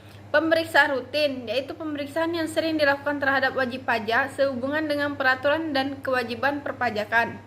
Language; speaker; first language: Indonesian; native; Indonesian